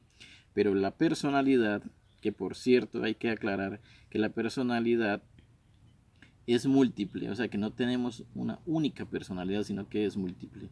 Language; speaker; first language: Spanish; native; Spanish